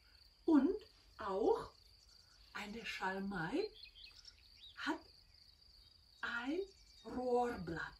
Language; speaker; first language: German; non-native, fluent; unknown